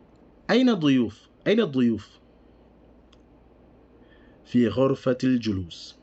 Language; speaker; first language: Arabic; non-native, fluent; English